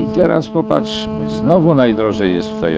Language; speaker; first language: Polish; native; Polish